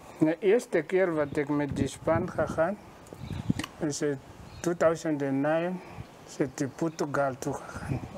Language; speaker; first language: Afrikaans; non-native, local second language; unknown